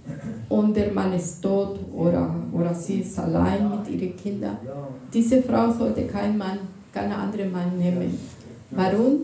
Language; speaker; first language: German; non-native, fluent; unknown